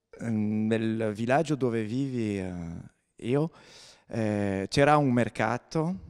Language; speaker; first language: Italian; non-native, learner; French